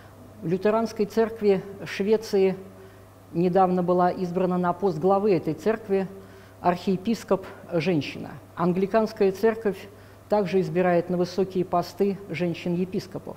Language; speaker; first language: Russian; native; Russian